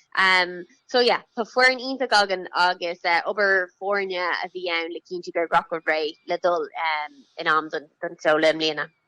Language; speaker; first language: Irish; native; Irish